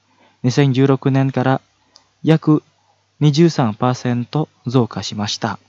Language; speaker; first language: Japanese; non-native, fluent; Indonesian